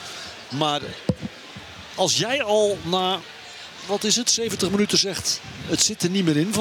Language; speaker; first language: Dutch; native; Dutch